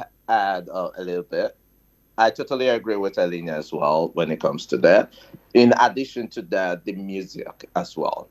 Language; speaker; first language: English; non-native, local second language; Igbo